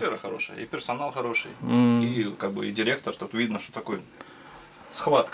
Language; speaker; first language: Russian; native; Russian